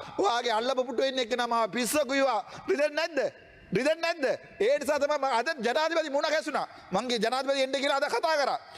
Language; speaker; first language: Sinhala; non-native, local second language; Tamil